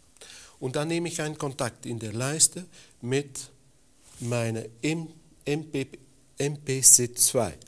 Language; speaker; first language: German; non-native, fluent; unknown